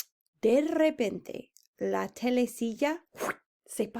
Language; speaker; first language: Spanish; non-native, fluent; English